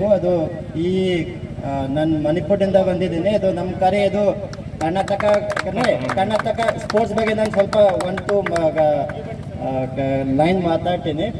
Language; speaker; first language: Kannada; non-native, fluent; Manipuri